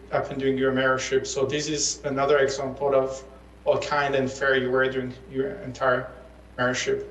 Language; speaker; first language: English; early bilingual, other home language; Persian